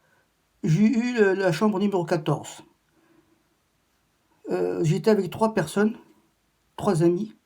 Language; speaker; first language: French; non-native, local second language; Arabic